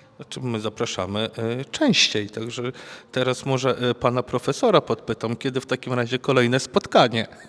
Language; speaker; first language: Polish; native; Polish